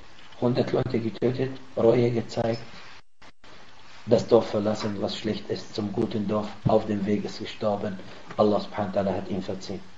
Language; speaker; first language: German; non-native, fluent; Arabic